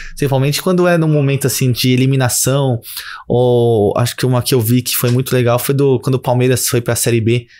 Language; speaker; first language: Portuguese; native; Portuguese